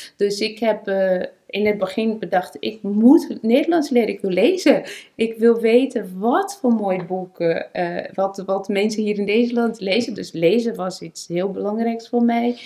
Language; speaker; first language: Dutch; non-native, fluent; Portuguese